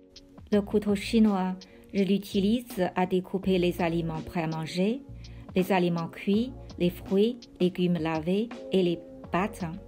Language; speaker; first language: French; non-native, fluent; Chinese